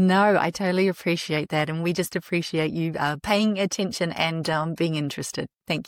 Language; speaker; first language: English; native; English